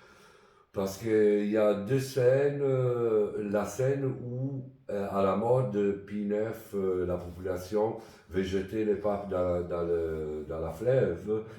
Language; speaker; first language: French; non-native, fluent; Italian